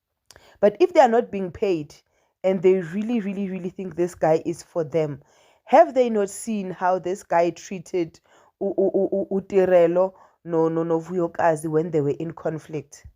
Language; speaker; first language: English; non-native, local second language; Zulu